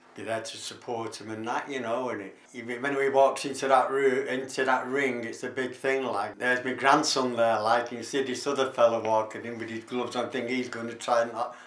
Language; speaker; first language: English; native; English